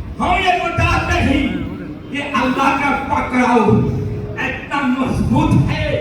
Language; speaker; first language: Urdu; non-native, fluent; Bangla